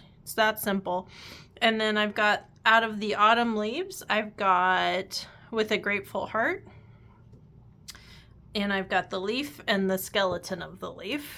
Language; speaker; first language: English; native; English